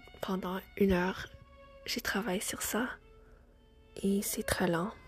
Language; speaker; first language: French; non-native, learner; English